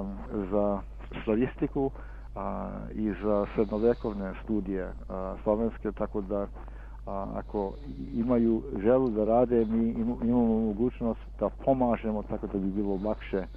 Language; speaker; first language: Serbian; early bilingual, heritage; Serbian